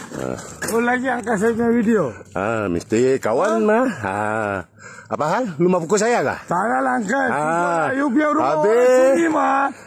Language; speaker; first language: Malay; non-native, local second language; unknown